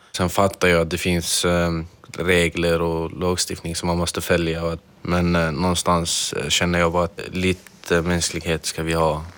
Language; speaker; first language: Swedish; non-native, fluent; Arabic